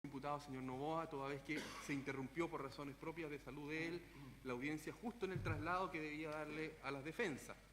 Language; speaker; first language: Spanish; native; Spanish